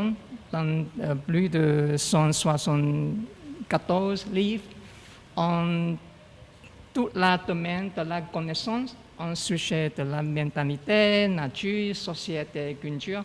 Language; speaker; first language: French; non-native, learner; Chinese